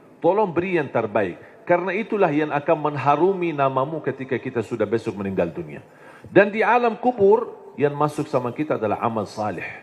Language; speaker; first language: Indonesian; non-native, fluent; Arabic